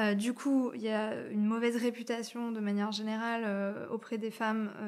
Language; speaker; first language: French; native; French